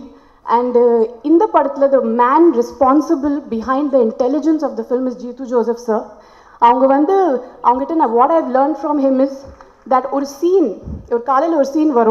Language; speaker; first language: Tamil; non-native, local second language; Hindi